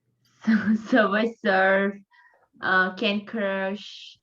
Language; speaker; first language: English; non-native, learner; Portuguese